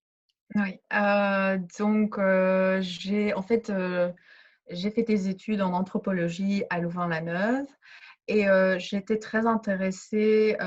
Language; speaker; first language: French; early bilingual, other home language; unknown